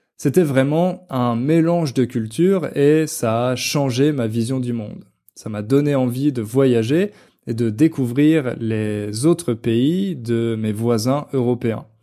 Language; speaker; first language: French; native; French